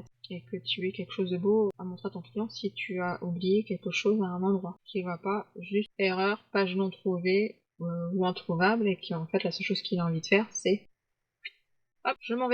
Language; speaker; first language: French; native; French